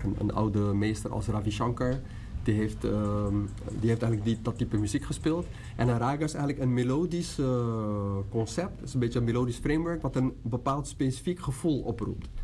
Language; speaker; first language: Dutch; native; Dutch